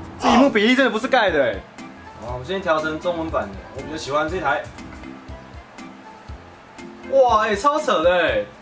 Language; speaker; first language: Chinese; native; Chinese